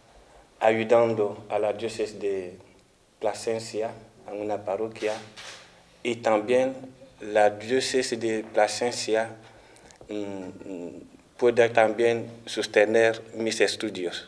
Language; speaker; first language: Spanish; non-native, fluent; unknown